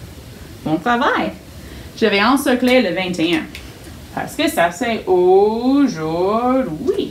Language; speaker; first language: French; non-native, fluent; English